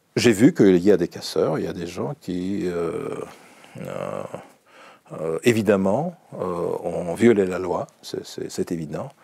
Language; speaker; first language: French; non-native, fluent; Russian